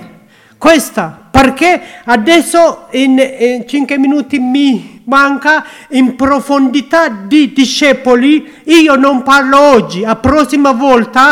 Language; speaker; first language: Italian; non-native, learner; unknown